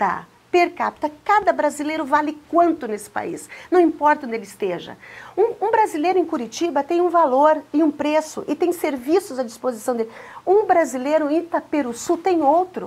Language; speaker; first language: Portuguese; native; Portuguese